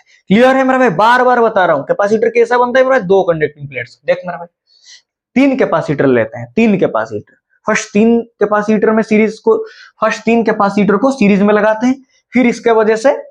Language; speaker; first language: Hindi; non-native, local second language; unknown